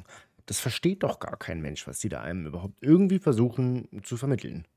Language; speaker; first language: German; native; German